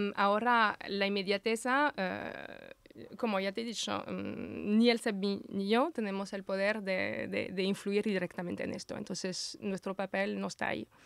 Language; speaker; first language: Spanish; non-native, fluent; French